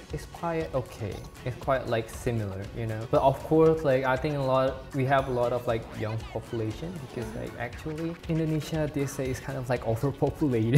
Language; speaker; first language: English; non-native, fluent; Indonesian